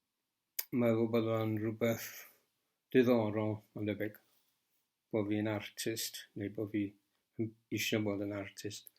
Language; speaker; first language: Welsh; native; Welsh